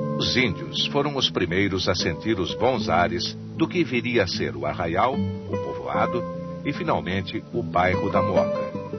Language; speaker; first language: Portuguese; native; Portuguese